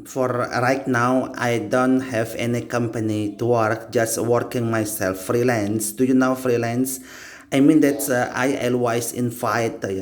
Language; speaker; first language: English; non-native, learner; Indonesian